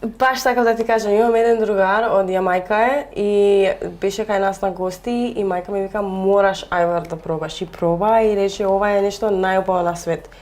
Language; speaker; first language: Macedonian; early bilingual, heritage; Macedonian